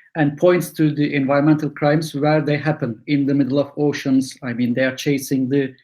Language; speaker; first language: English; non-native, fluent; Turkish